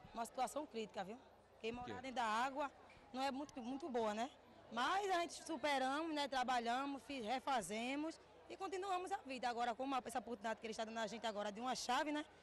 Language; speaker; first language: Portuguese; native; Portuguese